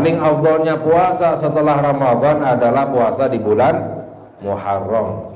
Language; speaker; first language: Indonesian; native; Indonesian